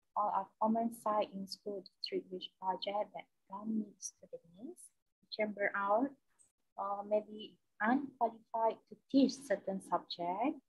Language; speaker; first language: English; non-native, local second language; Malay